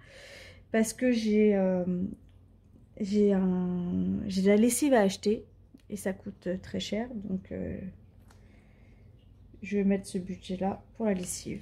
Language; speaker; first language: French; native; French